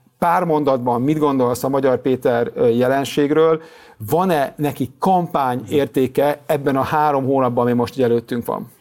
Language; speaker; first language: Hungarian; native; Hungarian